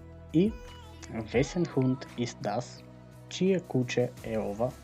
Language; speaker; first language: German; non-native, fluent; Macedonian